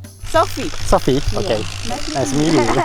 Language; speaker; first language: English; non-native, learner; Japanese